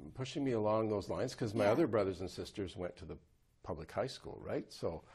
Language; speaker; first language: English; native; English